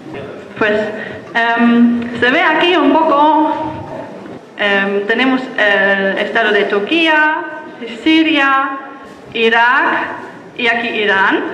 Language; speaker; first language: Spanish; non-native, fluent; German